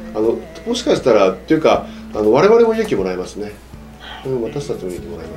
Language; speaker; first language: Japanese; native; Japanese